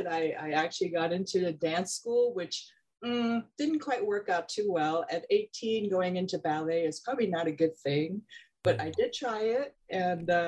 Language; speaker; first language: English; non-native, local second language; Cantonese